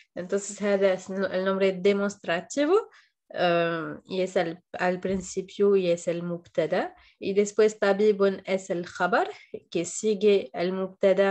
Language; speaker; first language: Spanish; non-native, fluent; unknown